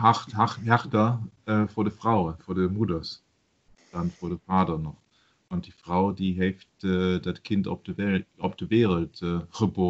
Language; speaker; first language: Dutch; non-native, learner; German